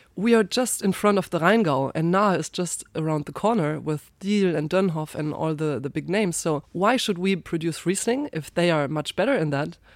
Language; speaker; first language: English; non-native, fluent; German